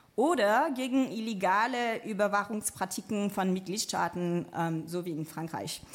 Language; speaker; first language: German; non-native, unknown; French